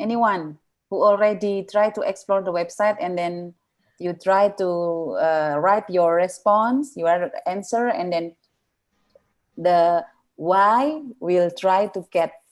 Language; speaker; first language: English; non-native, fluent; Indonesian